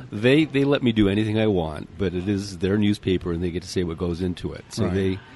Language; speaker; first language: English; native; English